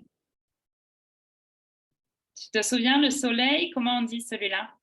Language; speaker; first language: French; native; French